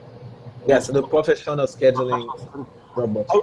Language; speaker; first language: English; non-native, fluent; Haitian Creole